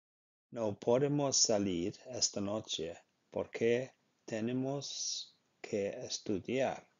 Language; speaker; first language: Spanish; non-native, learner; Icelandic